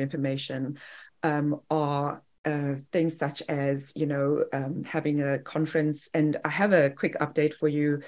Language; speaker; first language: English; native; English